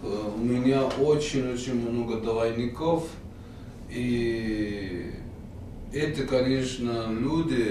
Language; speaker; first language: Russian; non-native, fluent; Persian